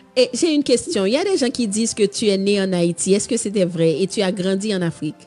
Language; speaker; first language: French; non-native, local second language; Haitian Creole